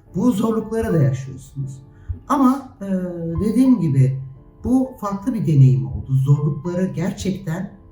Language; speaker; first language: Turkish; native; Turkish